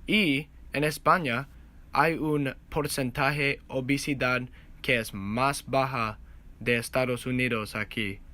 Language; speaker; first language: Spanish; non-native, learner; English